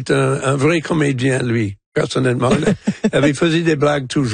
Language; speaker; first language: French; non-native, local second language; English